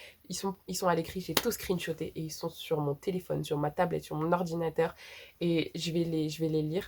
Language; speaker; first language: French; native; French